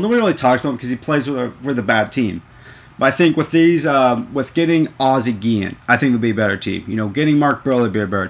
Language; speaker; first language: English; native; English